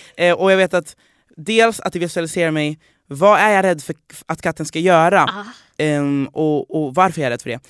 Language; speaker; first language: Swedish; non-native, fluent; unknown